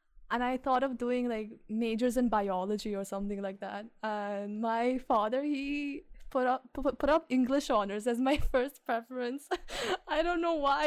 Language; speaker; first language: English; early bilingual, other home language; Russian